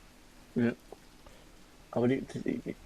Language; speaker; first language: German; native; German